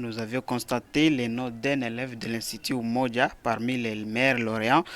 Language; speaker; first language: French; non-native, local second language; Swahili